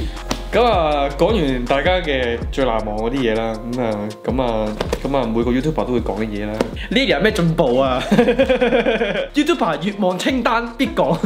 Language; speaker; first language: Chinese; native; Chinese